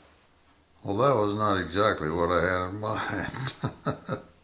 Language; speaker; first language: English; native; English